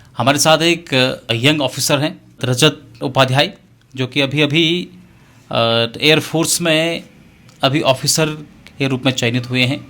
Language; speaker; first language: Hindi; native; Hindi